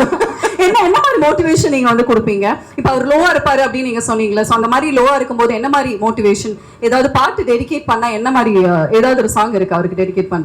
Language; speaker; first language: Tamil; native; Tamil